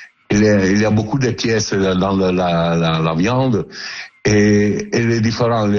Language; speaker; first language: French; non-native, learner; Italian